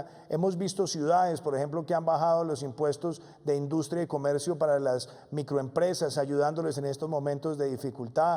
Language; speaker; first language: Spanish; native; Spanish